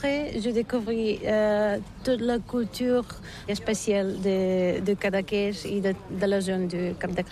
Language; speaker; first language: French; non-native, learner; Bulgarian